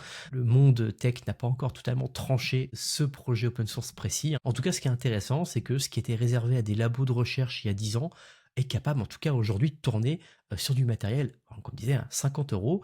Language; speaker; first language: French; native; French